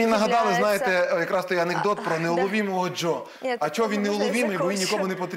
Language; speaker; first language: Ukrainian; native; Ukrainian